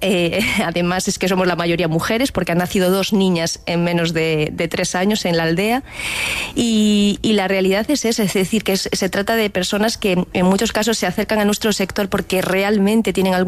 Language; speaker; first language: Spanish; native; Spanish